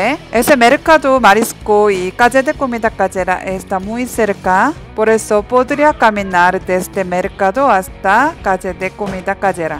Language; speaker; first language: Spanish; non-native, learner; Korean